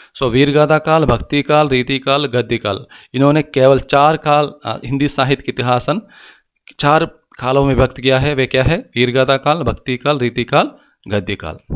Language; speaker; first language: Hindi; non-native, local second language; Telugu